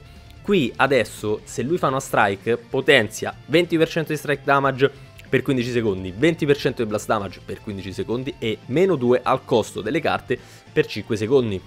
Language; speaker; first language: Italian; native; Italian